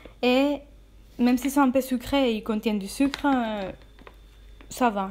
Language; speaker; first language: French; non-native, fluent; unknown